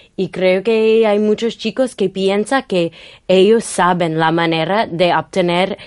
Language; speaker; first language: Spanish; non-native, fluent; English